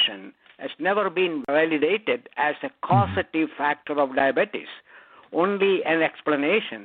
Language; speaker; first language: English; non-native, local second language; Malayalam